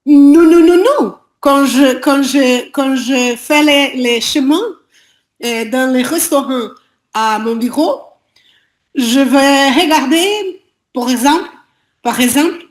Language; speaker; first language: French; non-native, learner; Portuguese